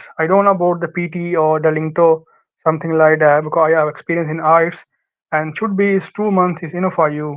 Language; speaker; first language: English; non-native, learner; Urdu